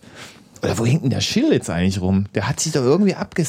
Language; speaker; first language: German; native; German